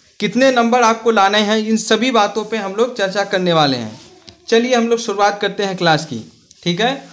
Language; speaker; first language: Hindi; native; Hindi